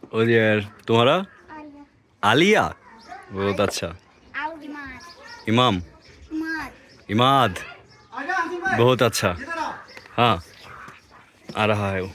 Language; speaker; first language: Hindi; non-native, learner; Bangla